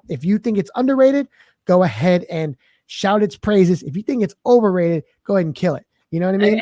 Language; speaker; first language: English; native; English